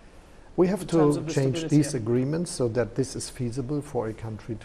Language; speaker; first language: English; non-native, fluent; German